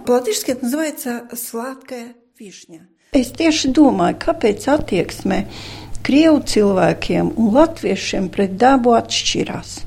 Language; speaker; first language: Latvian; non-native, local second language; Russian